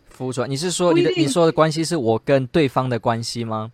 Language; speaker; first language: Chinese; native; Chinese